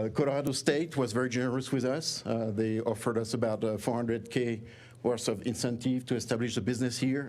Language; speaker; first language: English; non-native, fluent; French